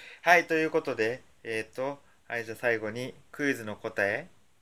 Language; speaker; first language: Japanese; native; Japanese